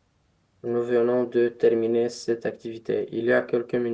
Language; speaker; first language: French; non-native, learner; Romanian